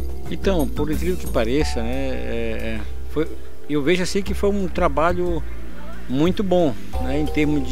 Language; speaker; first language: Portuguese; native; Portuguese